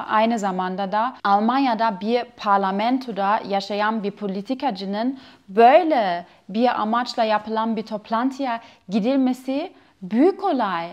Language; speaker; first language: Turkish; non-native, fluent; German